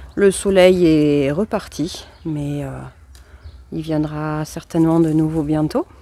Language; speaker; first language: French; native; French